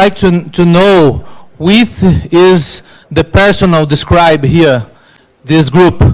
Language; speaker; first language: English; non-native, learner; Portuguese